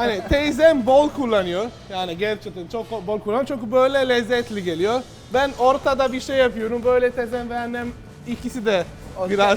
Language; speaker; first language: Turkish; non-native, fluent; Italian